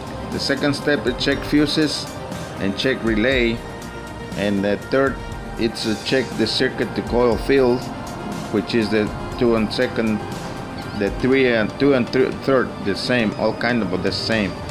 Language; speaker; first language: English; non-native, fluent; Spanish